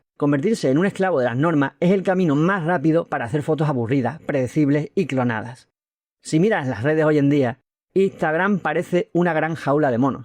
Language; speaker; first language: Spanish; native; Spanish